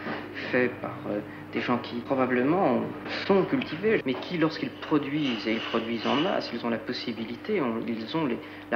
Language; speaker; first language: French; native; French